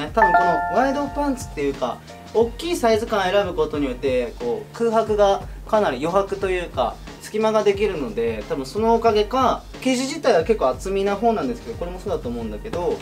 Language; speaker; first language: Japanese; native; Japanese